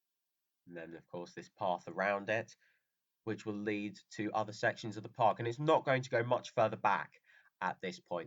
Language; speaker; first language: English; native; English